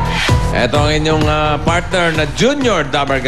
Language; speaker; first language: Filipino; native; Filipino